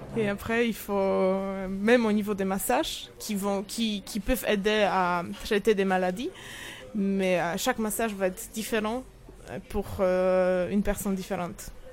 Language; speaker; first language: French; non-native, fluent; Polish